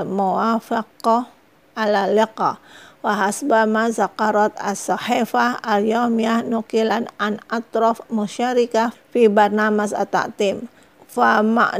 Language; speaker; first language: Arabic; non-native, learner; Indonesian